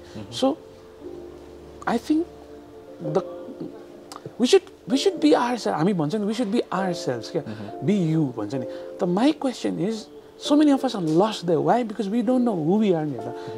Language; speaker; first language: English; non-native, local second language; Nepali